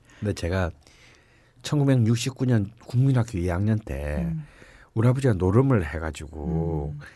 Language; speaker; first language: Korean; native; Korean